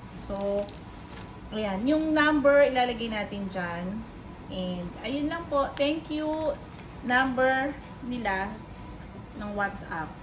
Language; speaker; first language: Filipino; native; Filipino